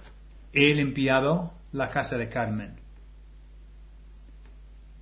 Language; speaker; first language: Spanish; non-native, fluent; English